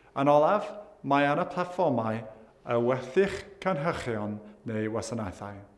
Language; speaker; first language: Welsh; non-native, local second language; English